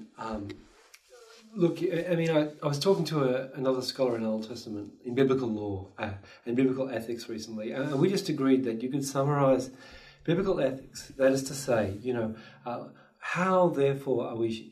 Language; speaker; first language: English; native; English